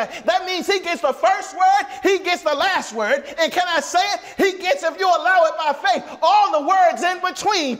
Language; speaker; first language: English; native; English